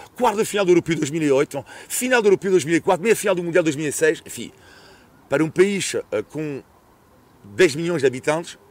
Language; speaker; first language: Portuguese; non-native, fluent; French